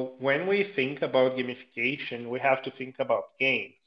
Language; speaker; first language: English; non-native, fluent; Portuguese